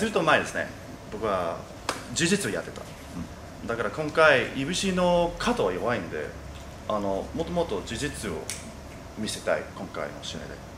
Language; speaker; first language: Japanese; non-native, fluent; English